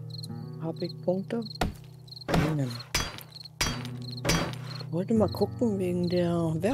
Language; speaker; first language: German; native; German